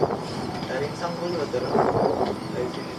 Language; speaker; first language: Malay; non-native, local second language; Chinese